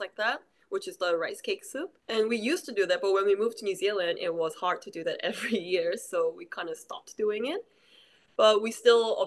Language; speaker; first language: English; early bilingual, other home language; Korean